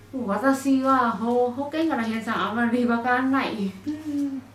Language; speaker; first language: Japanese; non-native, learner; Vietnamese